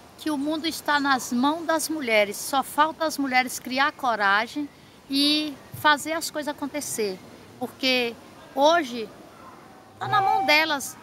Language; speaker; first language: Portuguese; native; Portuguese